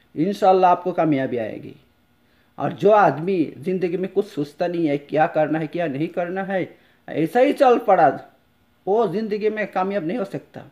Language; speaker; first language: Hindi; non-native, local second language; Bangla